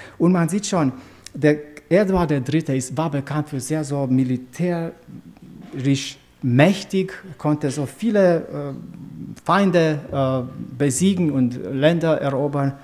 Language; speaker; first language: German; non-native, fluent; Romanian